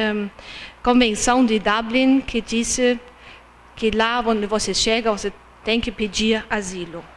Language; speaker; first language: Portuguese; non-native, fluent; German